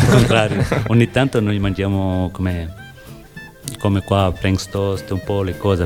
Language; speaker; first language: Italian; non-native, learner; Bangla